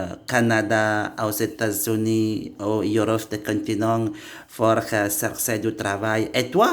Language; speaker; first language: French; non-native, learner; Indonesian